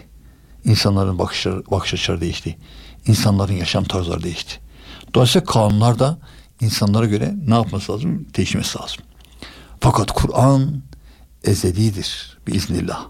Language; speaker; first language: Turkish; native; Turkish